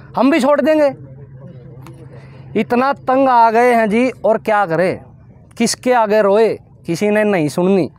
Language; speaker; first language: Hindi; native; Hindi